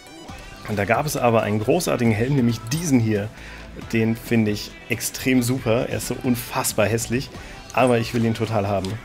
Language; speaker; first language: German; native; German